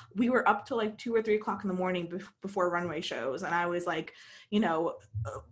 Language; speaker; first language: English; native; English